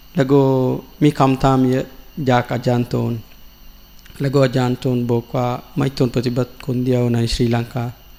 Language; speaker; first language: Thai; non-native, learner; Sinhala